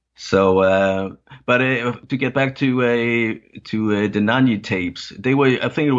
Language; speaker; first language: English; non-native, fluent; Danish